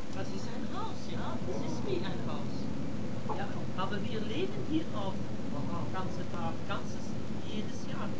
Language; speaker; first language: German; non-native, learner; Dutch